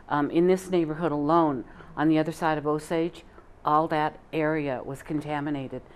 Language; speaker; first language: English; native; English